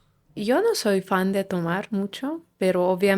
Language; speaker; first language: Spanish; non-native, fluent; Russian